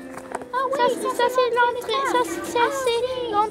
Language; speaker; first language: French; non-native, learner; English